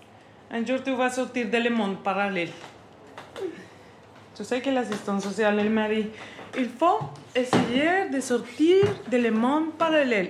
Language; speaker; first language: French; non-native, learner; Spanish